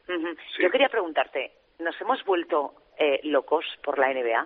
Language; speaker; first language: Spanish; native; Spanish